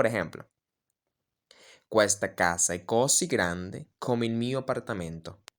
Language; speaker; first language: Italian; non-native, learner; Spanish